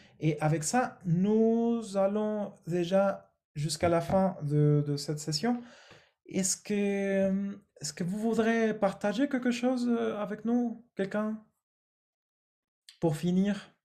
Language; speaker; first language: French; non-native, fluent; Spanish